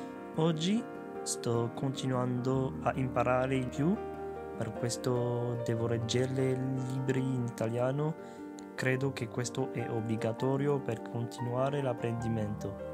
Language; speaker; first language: Italian; non-native, learner; French